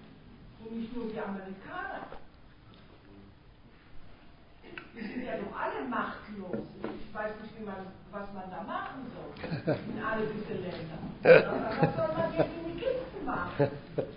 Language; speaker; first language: German; non-native, fluent; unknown